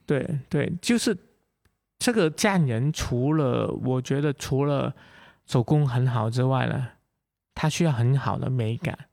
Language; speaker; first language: Chinese; non-native, local second language; Cantonese